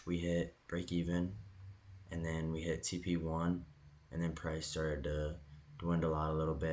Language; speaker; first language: English; native; English